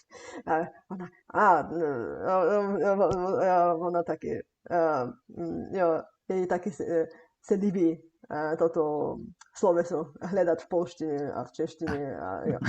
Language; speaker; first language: Czech; non-native, fluent; Bulgarian